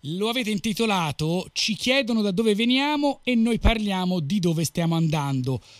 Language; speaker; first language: Italian; native; Italian